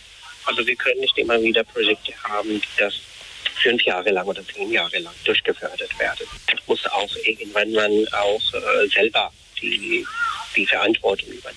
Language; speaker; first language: German; non-native, fluent; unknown